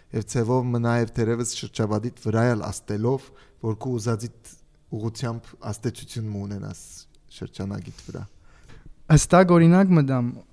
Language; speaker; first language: Armenian; early bilingual, heritage; Armenian